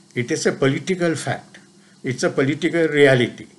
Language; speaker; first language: English; non-native, local second language; Sinhala